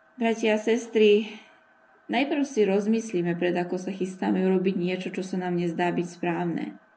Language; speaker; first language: Slovak; early bilingual, heritage; Slovak